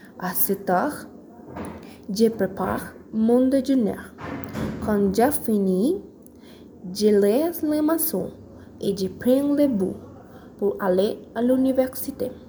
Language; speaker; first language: French; non-native, learner; Spanish